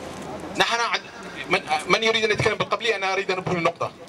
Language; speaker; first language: Arabic; native; Arabic